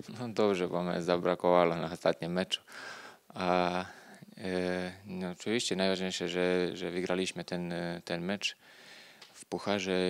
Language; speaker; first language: Polish; non-native, learner; Serbian